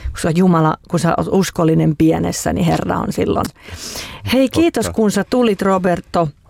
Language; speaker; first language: Finnish; native; Finnish